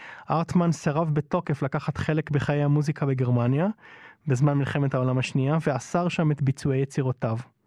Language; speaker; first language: Hebrew; native; Hebrew